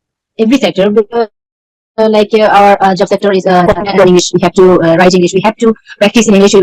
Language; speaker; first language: English; non-native, learner; Bangla